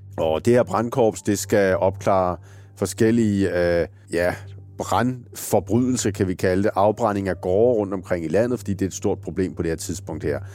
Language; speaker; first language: Danish; native; Danish